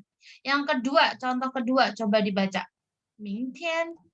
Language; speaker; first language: Indonesian; native; Indonesian